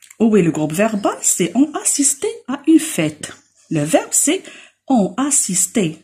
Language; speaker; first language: French; non-native, local second language; Arabic